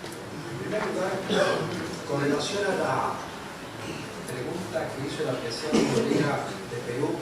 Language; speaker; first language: Spanish; native; Spanish